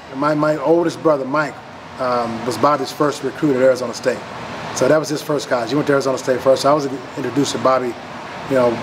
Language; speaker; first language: English; native; English